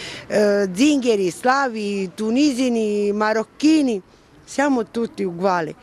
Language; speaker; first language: Italian; non-native, learner; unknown